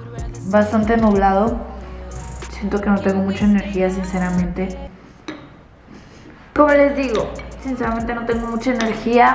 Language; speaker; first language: Spanish; native; Spanish